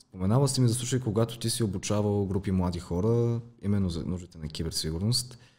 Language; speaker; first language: Bulgarian; native; Bulgarian